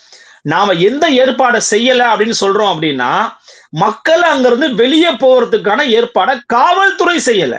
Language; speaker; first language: Tamil; native; Tamil